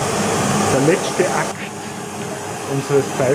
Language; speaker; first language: German; native; German